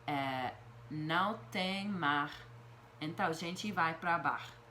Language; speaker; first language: Portuguese; non-native, fluent; English